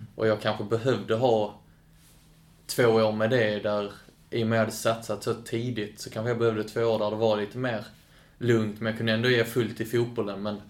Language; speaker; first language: Swedish; native; Swedish